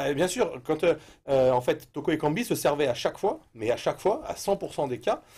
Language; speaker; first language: French; native; French